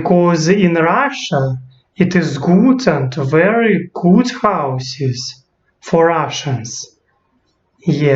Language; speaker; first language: English; non-native, learner; Russian